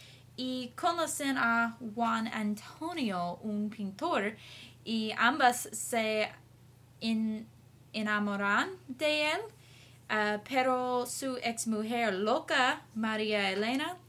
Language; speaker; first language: Spanish; non-native, learner; English